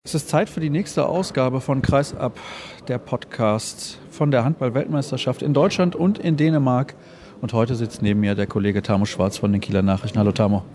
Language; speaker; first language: German; native; German